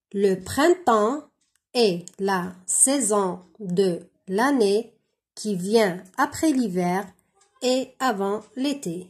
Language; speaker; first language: French; non-native, local second language; Arabic